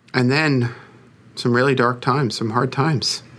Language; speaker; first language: English; native; English